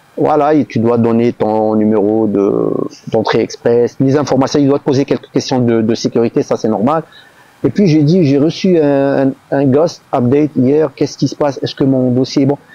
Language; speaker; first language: French; non-native, local second language; Arabic